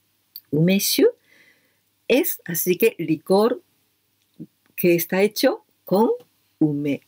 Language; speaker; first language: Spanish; non-native, fluent; Japanese